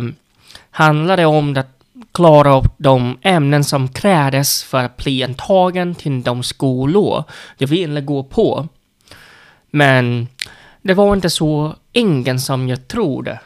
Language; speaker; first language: Swedish; non-native, fluent; Vietnamese